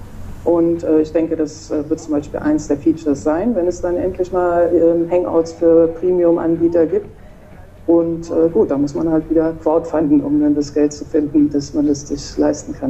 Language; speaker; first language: German; native; German